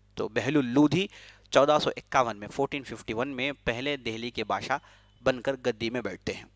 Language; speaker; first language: Urdu; native; Urdu